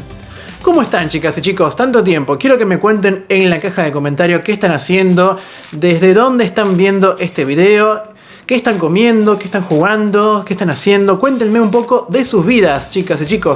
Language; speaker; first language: Spanish; native; Spanish